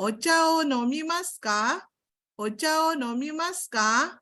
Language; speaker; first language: Japanese; non-native, fluent; Indonesian